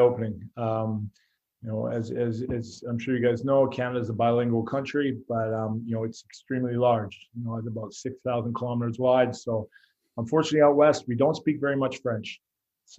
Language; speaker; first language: English; native; English